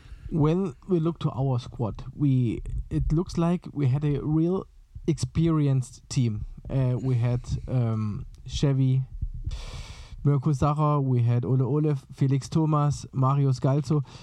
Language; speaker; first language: English; non-native, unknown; German